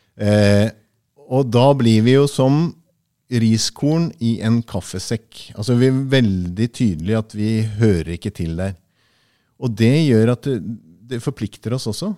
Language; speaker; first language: Norwegian; early bilingual, heritage; Norwegian